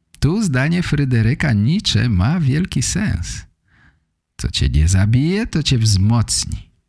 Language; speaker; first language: Polish; native; Polish